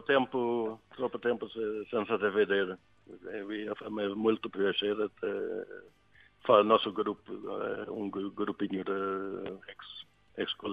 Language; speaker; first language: Italian; non-native, learner; Swedish